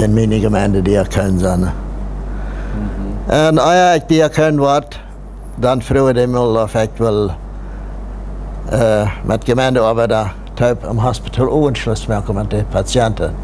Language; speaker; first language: German; non-native, local second language; Plautdietsch